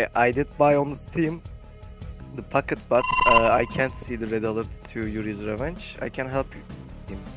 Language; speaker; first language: English; non-native, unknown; Turkish